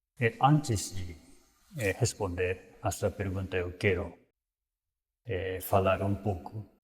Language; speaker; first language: Portuguese; non-native, fluent; Japanese